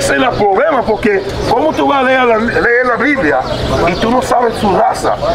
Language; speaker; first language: Spanish; early bilingual, heritage; Spanish